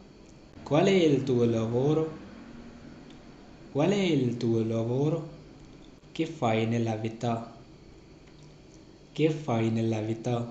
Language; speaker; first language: Italian; non-native, learner; Urdu